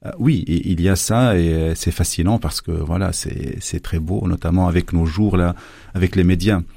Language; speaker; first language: French; non-native, local second language; Arabic